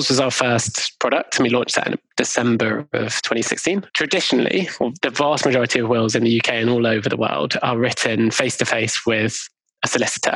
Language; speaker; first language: English; native; English